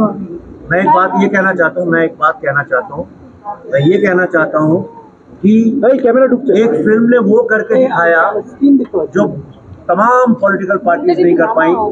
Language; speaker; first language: Hindi; native; Hindi